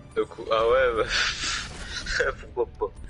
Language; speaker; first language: French; native; French